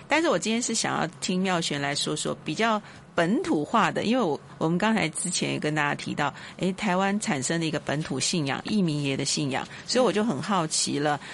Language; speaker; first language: Chinese; native; Chinese